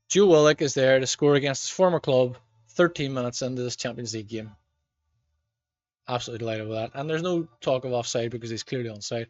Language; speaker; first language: English; native; English